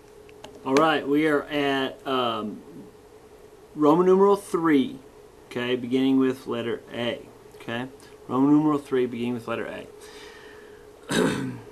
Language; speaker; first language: English; native; English